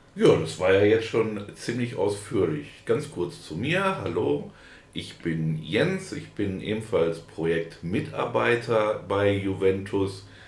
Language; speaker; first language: German; native; German